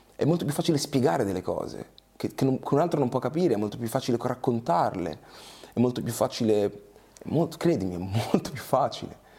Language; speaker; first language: Italian; early bilingual, other home language; Portuguese